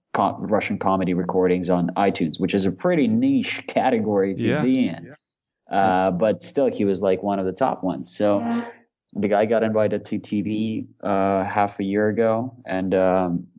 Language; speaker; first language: English; non-native, fluent; Russian